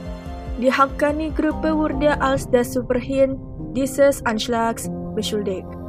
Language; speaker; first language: German; non-native, fluent; Indonesian